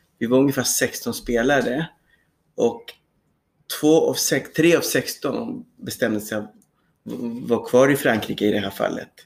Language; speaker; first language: Swedish; non-native, fluent; Spanish